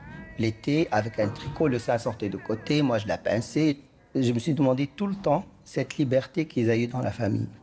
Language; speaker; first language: French; non-native, local second language; Arabic